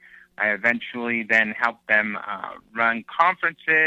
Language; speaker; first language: English; native; English